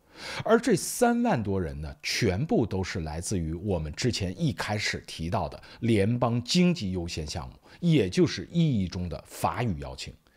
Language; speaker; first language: Chinese; native; Chinese